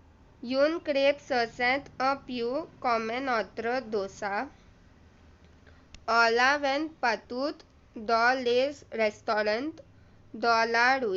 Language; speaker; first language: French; non-native, learner; Hindi